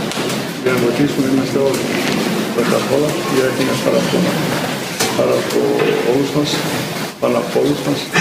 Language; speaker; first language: Greek; non-native, fluent; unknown